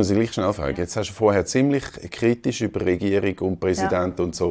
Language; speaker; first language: German; native; German